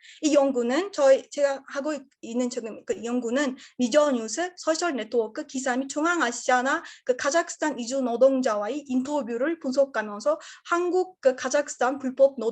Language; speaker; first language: Korean; non-native, learner; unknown